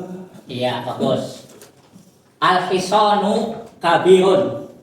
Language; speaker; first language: Arabic; non-native, learner; Indonesian